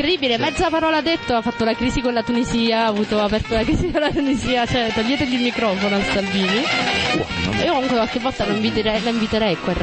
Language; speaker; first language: Italian; native; Italian